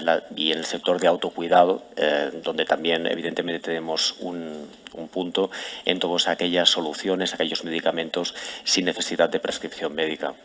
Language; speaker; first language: Spanish; native; Spanish